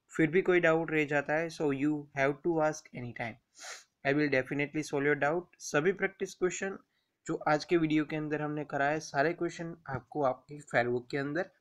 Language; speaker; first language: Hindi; non-native, local second language; Gujarati